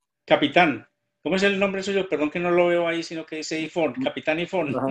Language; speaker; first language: Spanish; native; Spanish